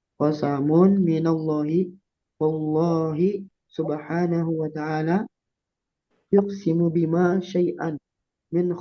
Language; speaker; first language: Arabic; non-native, learner; Indonesian